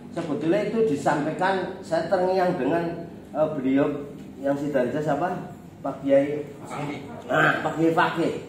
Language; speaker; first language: Indonesian; non-native, local second language; Javanese